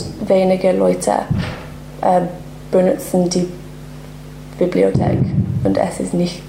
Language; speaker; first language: German; non-native, learner; English